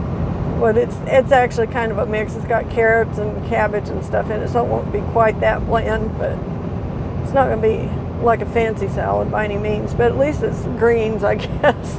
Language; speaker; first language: English; native; English